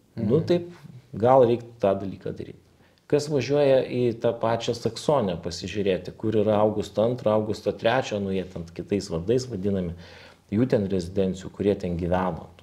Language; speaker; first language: Lithuanian; native; Lithuanian